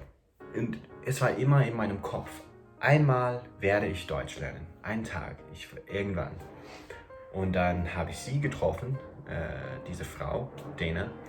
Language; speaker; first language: German; non-native, fluent; English